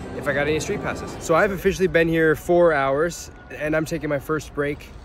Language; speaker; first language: English; native; English